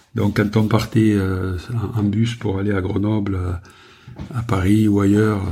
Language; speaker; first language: French; native; French